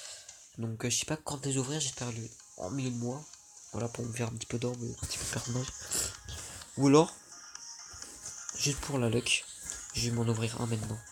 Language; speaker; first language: French; native; French